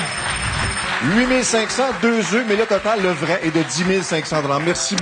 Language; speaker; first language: French; native; French